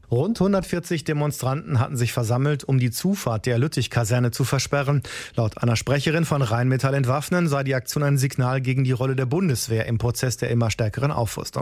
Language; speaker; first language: German; native; German